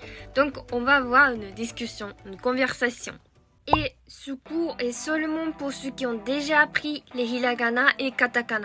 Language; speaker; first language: French; non-native, fluent; Japanese